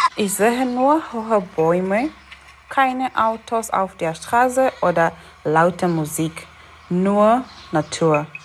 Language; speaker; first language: German; non-native, fluent; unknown